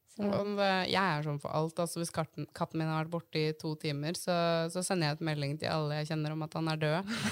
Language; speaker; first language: Norwegian; native; Norwegian